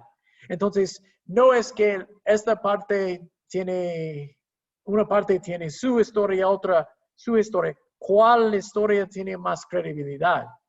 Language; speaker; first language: Spanish; non-native, fluent; English